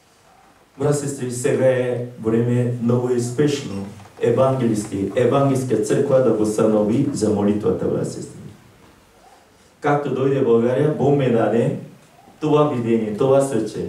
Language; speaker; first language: Bulgarian; non-native, learner; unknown